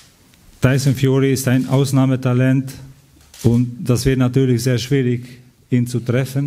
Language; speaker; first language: German; non-native, fluent; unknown